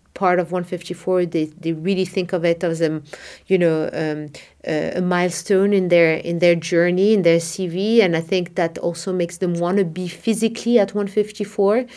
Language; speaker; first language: English; non-native, fluent; Arabic